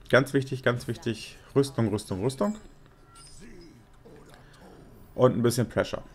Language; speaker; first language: German; native; German